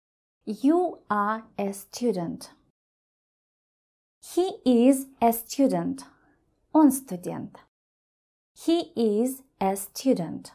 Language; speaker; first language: English; non-native, fluent; Russian